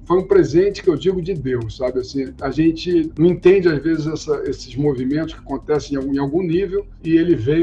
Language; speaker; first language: Portuguese; native; Portuguese